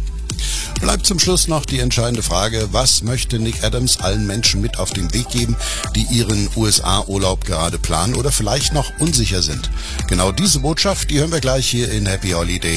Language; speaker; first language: German; native; German